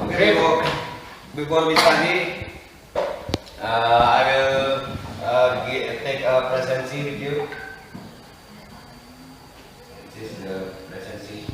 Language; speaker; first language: English; non-native, learner; Indonesian